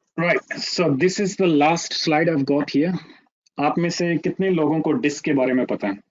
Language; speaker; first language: Urdu; native; Urdu